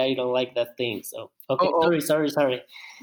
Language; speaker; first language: English; non-native, learner; Spanish